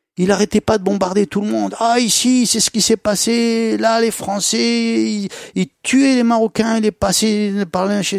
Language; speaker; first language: French; native; French